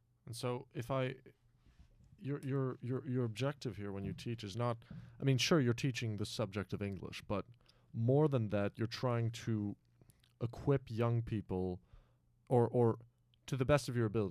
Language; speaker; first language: English; non-native, fluent; French